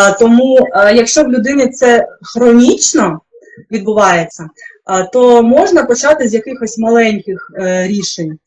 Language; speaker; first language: Ukrainian; non-native, local second language; Russian